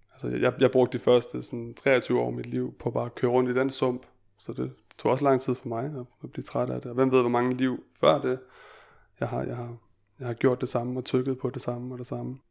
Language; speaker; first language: Danish; native; Danish